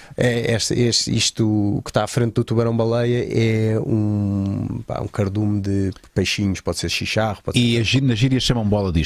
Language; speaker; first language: Portuguese; native; Portuguese